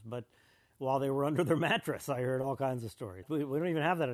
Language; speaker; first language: English; native; English